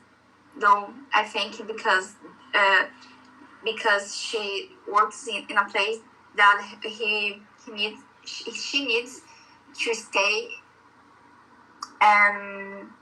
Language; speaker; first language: English; non-native, learner; Portuguese